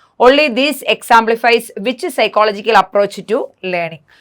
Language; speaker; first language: English; non-native, local second language; Malayalam